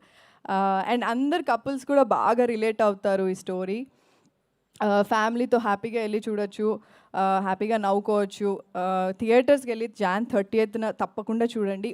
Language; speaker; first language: Telugu; native; Telugu